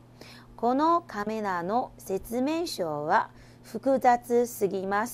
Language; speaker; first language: Japanese; non-native, fluent; Chinese